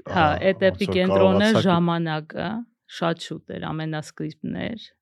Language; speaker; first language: Armenian; native; Armenian